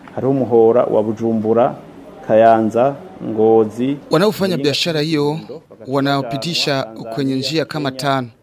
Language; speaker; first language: Swahili; non-native, local second language; Rundi